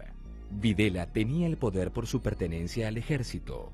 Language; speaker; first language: Spanish; native; Spanish